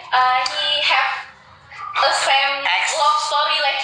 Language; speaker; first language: English; non-native, learner; Indonesian